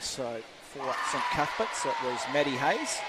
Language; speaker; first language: English; native; English